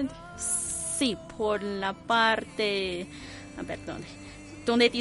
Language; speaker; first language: Spanish; non-native, fluent; Chinese